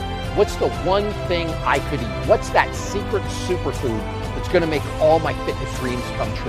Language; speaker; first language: English; native; English